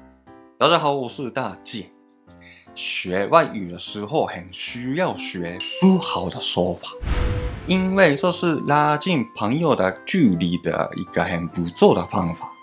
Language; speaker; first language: Chinese; non-native, fluent; Japanese